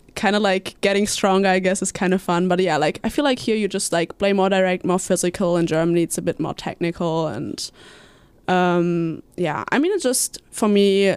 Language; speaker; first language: English; non-native, fluent; German